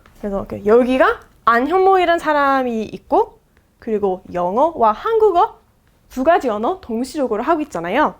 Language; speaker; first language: Korean; non-native, fluent; English